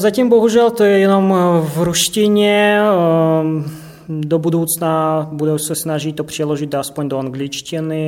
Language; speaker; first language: Czech; non-native, fluent; Russian